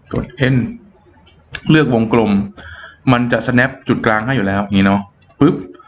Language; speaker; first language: Thai; native; Thai